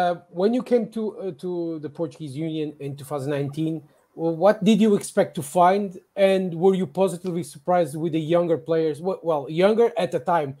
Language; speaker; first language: English; non-native, fluent; Portuguese